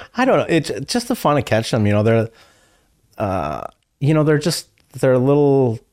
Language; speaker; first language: English; native; English